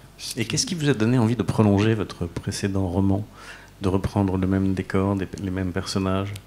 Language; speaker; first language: French; native; French